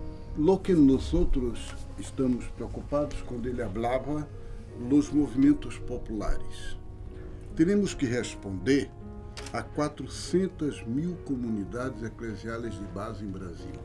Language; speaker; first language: Spanish; non-native, local second language; Portuguese